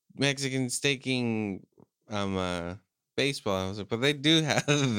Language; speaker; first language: English; early bilingual, other home language; Spanish